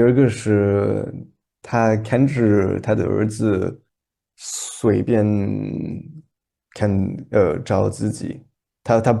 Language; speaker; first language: Chinese; non-native, learner; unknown